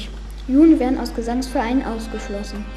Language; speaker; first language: German; native; German